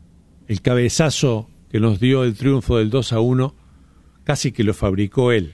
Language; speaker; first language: Spanish; native; Spanish